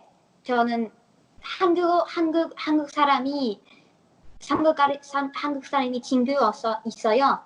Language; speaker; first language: Korean; non-native, learner; English